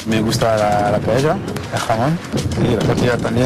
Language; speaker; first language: Spanish; non-native, learner; French